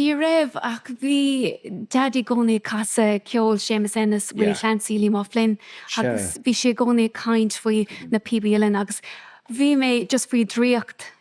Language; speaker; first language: Irish; non-native, local second language; English